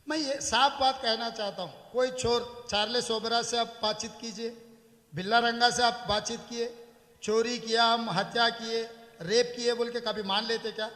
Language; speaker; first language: Hindi; non-native, local second language; Telugu